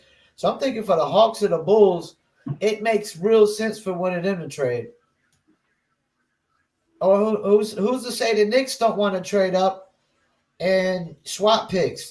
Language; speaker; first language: English; native; English